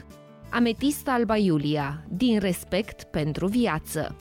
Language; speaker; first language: Romanian; native; Romanian